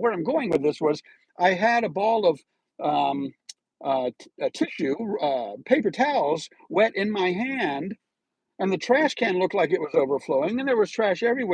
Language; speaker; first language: English; native; English